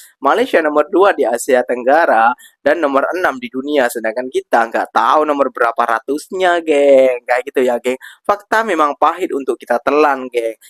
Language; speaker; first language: Indonesian; native; Indonesian